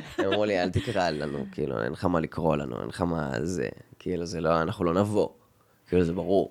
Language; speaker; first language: Hebrew; native; Hebrew